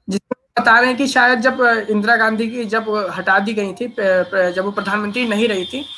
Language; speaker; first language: Hindi; native; Hindi